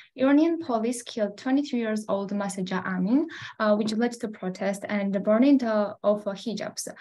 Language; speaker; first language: English; non-native, learner; Georgian